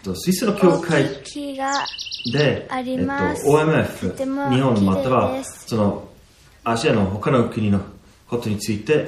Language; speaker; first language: Japanese; non-native, fluent; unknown